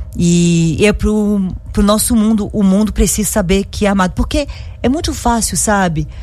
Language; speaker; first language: Portuguese; non-native, fluent; French